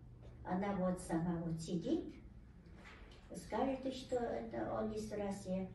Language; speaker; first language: Russian; non-native, local second language; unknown